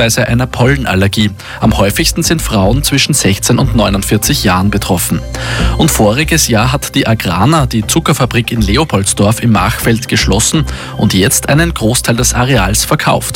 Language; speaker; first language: German; native; German